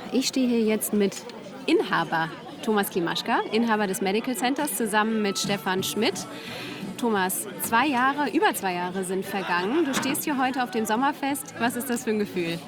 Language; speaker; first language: German; native; German